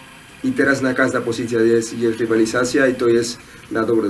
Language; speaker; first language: Polish; non-native, learner; Spanish